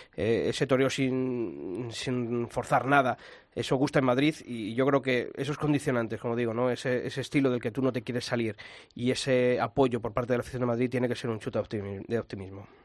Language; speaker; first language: Spanish; native; Spanish